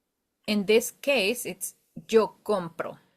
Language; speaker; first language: English; non-native, learner; Spanish